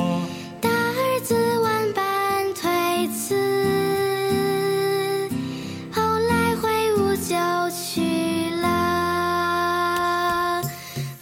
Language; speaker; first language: Chinese; native; Chinese